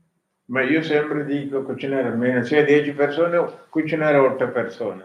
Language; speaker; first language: Italian; non-native, learner; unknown